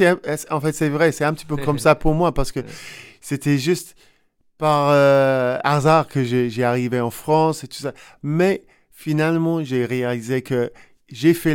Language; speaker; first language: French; non-native, learner; English